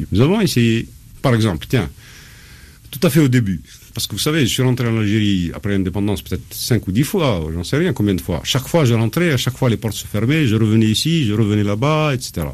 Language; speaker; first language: French; non-native, local second language; Arabic